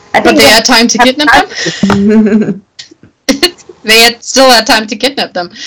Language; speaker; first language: English; non-native, fluent; German